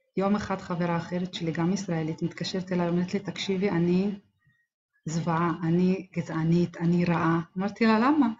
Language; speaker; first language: Hebrew; non-native, local second language; Arabic